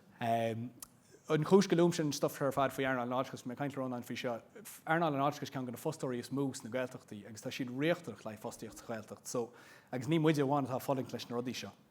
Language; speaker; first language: Irish; non-native, local second language; English